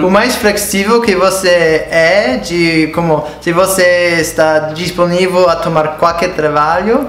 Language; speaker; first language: Portuguese; non-native, fluent; English